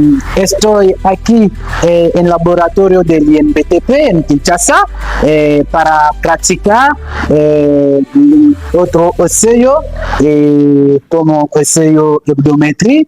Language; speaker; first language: Spanish; non-native, learner; French